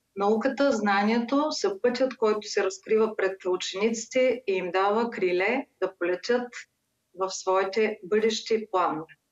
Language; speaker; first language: Bulgarian; native; Bulgarian